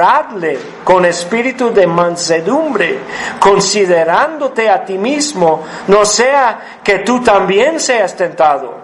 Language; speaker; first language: Spanish; non-native, fluent; English